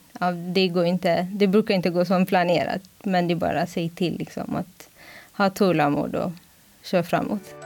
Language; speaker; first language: Swedish; non-native, fluent; Amharic